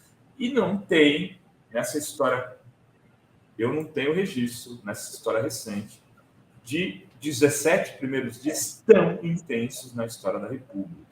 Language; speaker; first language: Portuguese; native; Portuguese